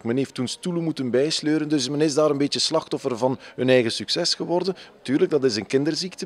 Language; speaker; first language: Dutch; native; Dutch